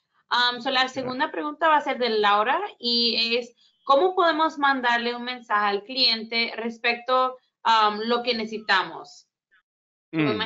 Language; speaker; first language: Spanish; early bilingual, heritage; Spanish